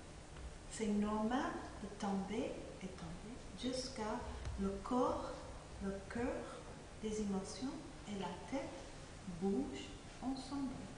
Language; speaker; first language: French; non-native, fluent; English